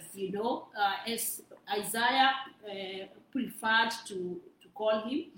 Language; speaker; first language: English; non-native, local second language; Kikuyu